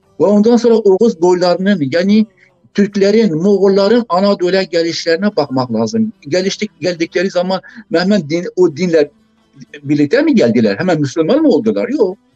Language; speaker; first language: Turkish; non-native, local second language; Zaza